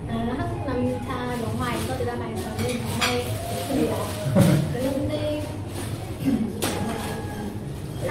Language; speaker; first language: Korean; non-native, learner; Vietnamese